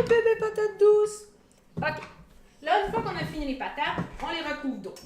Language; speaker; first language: French; native; French